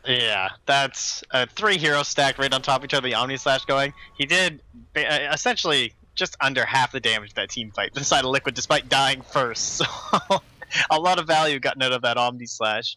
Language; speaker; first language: English; native; English